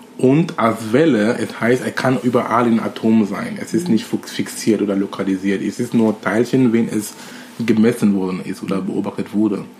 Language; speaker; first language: German; non-native, fluent; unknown